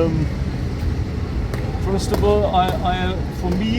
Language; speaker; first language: English; non-native, learner; German